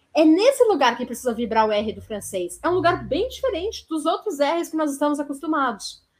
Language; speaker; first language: Portuguese; native; Portuguese